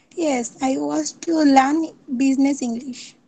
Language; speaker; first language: English; non-native, learner; Bangla